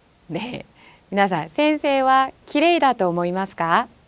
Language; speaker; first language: Japanese; non-native, fluent; Korean